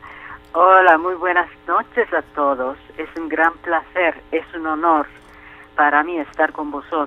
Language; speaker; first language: Spanish; non-native, fluent; Turkish